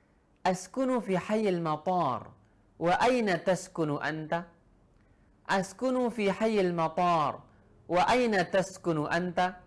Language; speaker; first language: Arabic; non-native, fluent; Indonesian